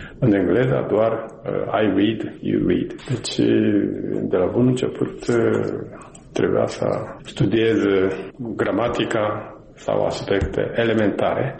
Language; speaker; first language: Romanian; non-native, fluent; Japanese